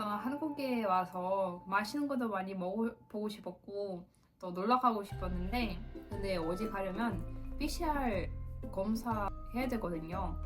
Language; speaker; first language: Korean; non-native, fluent; Russian